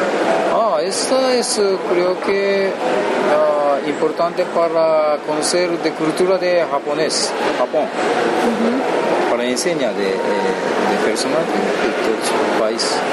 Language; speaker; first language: Spanish; non-native, learner; Japanese